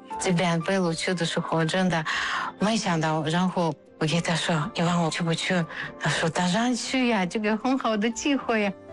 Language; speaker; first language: Chinese; non-native, learner; Russian